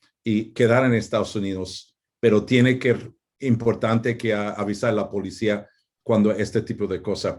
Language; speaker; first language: Spanish; non-native, fluent; English